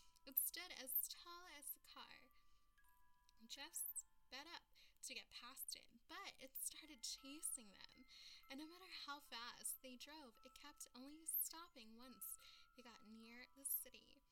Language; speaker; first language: English; early bilingual, other home language; Spanish